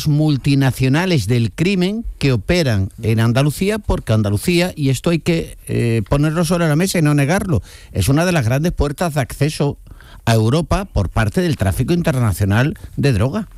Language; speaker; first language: Spanish; native; Spanish